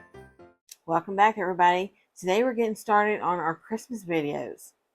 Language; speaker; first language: English; native; English